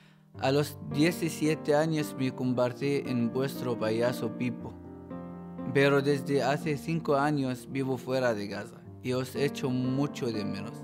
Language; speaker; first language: Spanish; non-native, fluent; Arabic